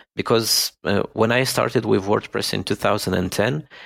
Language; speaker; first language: English; non-native, fluent; Romanian